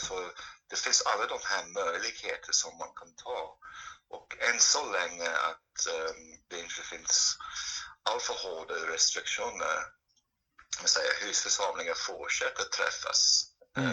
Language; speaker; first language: Swedish; non-native, fluent; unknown